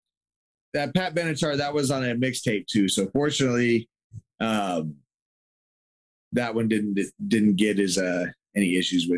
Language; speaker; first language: English; native; English